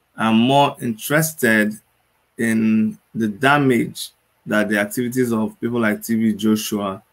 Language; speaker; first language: English; non-native, local second language; Igbo